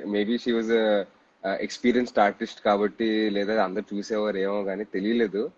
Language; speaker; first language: Telugu; native; Telugu